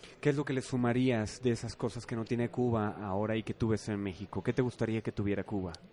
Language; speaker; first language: Spanish; native; Spanish